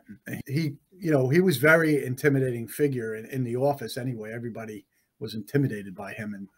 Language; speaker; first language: English; native; English